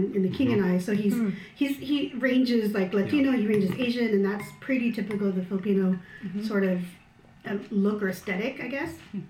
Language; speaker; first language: English; early bilingual, other home language; Filipino